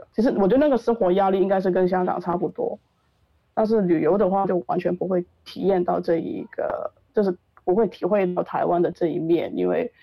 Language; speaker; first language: Chinese; non-native, local second language; Cantonese